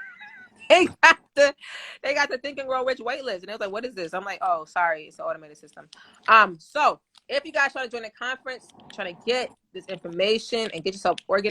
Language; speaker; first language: English; native; English